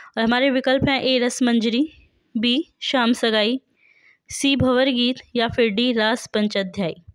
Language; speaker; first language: Hindi; native; Hindi